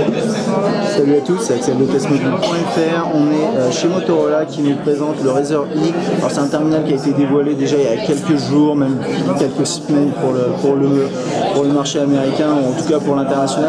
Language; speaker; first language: French; native; French